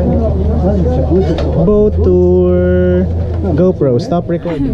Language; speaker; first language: English; non-native, local second language; Filipino